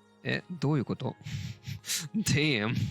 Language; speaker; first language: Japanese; non-native, learner; Turkish